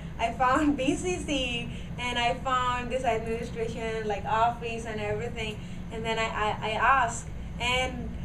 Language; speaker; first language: English; non-native, learner; Gujarati